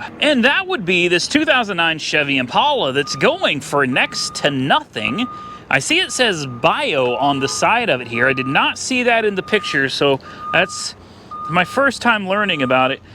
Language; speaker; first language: English; native; English